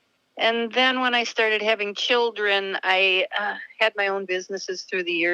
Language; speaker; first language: English; native; English